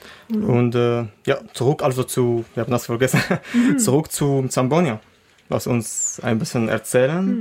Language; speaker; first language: German; non-native, learner; Arabic